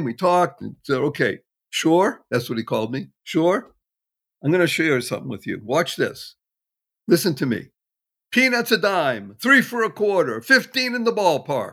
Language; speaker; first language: English; native; English